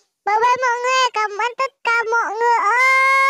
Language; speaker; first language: Vietnamese; non-native, learner; Indonesian